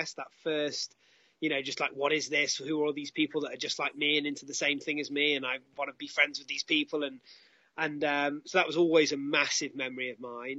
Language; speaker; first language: English; native; English